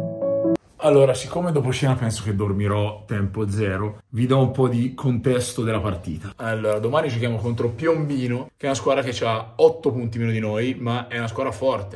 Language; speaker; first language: Italian; native; Italian